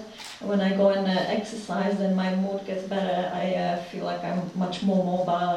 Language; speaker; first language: English; non-native, fluent; Czech